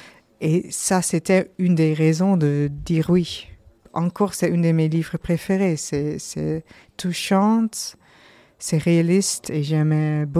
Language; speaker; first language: French; non-native, learner; Dutch